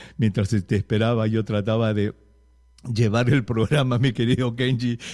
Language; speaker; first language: Spanish; native; Spanish